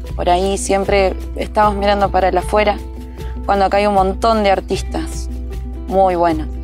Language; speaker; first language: Spanish; native; Spanish